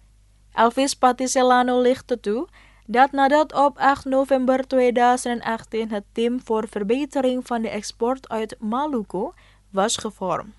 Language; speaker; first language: Dutch; non-native, fluent; Indonesian